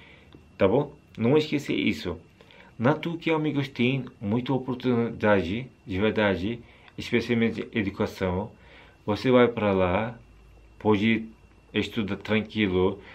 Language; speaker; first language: Portuguese; non-native, learner; Turkish